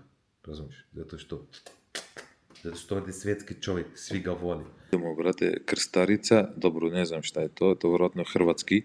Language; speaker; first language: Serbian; non-native, learner; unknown